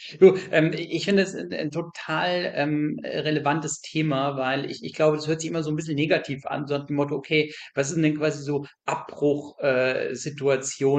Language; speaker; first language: German; native; German